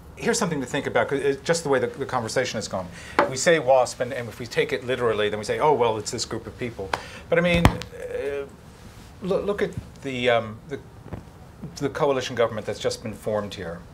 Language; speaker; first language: English; native; English